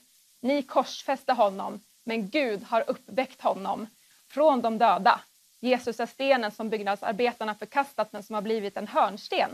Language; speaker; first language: Swedish; native; Swedish